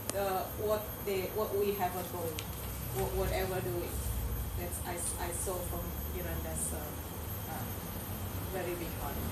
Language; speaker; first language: English; non-native, learner; Indonesian